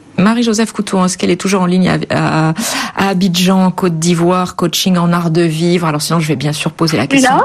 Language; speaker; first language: French; native; French